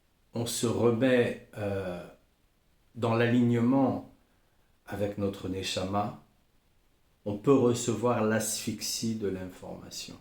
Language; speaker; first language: French; native; French